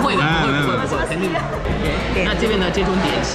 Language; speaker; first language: Chinese; non-native, fluent; English